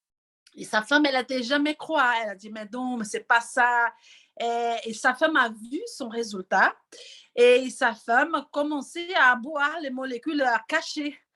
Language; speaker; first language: French; non-native, learner; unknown